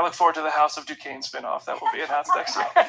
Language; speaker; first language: English; native; English